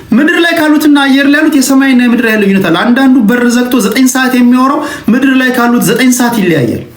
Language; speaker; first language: Amharic; native; Amharic